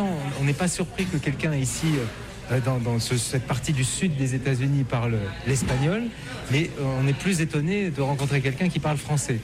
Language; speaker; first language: French; native; French